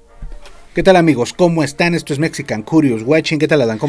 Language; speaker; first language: Spanish; native; Spanish